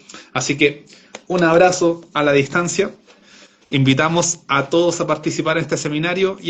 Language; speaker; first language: Spanish; native; Spanish